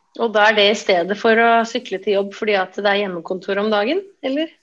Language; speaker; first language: Norwegian; native; Norwegian